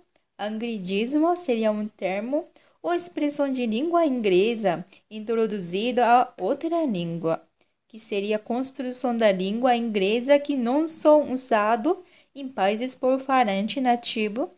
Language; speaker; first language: Portuguese; non-native, local second language; Japanese